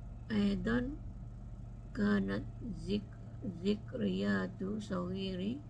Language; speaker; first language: Arabic; non-native, learner; Malay